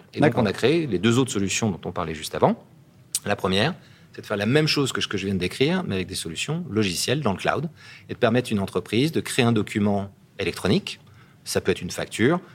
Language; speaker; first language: French; native; French